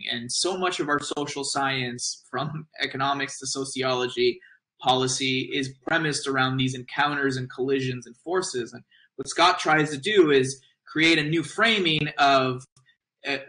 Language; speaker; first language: English; native; English